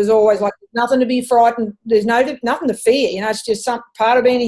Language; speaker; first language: English; native; English